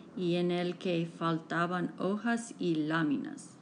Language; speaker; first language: Spanish; non-native, fluent; English